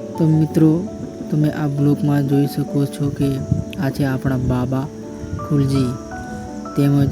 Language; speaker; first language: Gujarati; non-native, local second language; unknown